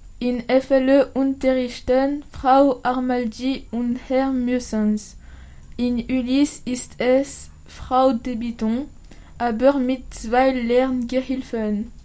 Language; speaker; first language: German; non-native, learner; French